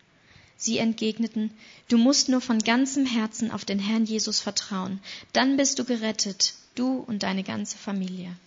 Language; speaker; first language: German; native; German